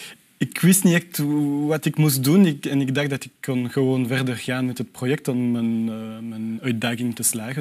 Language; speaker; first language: Dutch; non-native, local second language; French